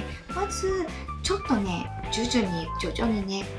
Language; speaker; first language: Japanese; native; Japanese